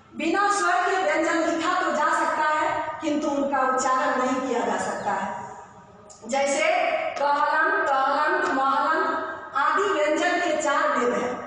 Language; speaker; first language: Hindi; native; Hindi